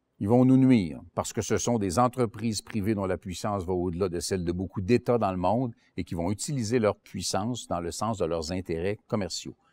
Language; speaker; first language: French; native; French